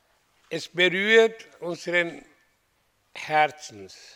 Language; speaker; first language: German; non-native, learner; Hindi